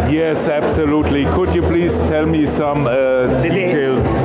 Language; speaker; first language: English; non-native, fluent; German